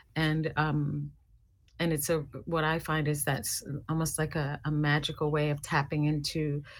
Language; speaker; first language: English; native; English